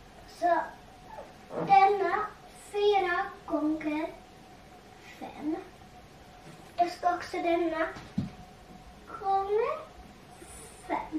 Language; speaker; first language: Swedish; non-native, learner; Tigrinya